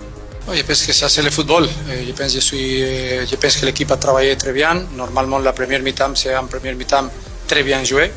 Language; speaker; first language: French; non-native, learner; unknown